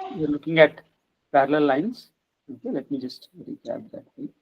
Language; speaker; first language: English; non-native, local second language; Kannada